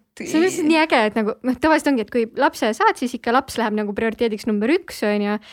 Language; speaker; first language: Estonian; native; Estonian